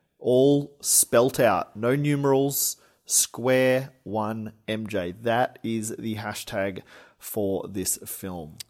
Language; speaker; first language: English; native; English